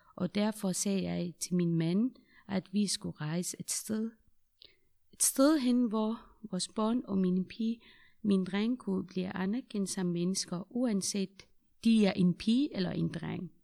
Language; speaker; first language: Danish; non-native, fluent; Persian